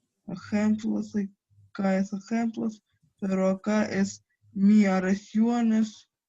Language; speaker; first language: Spanish; non-native, learner; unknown